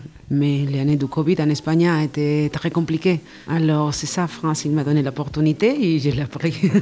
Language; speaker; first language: French; non-native, learner; Spanish